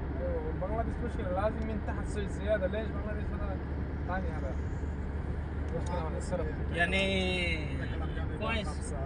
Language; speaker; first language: Arabic; non-native, learner; Bangla